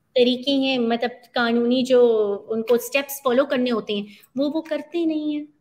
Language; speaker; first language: Urdu; native; Urdu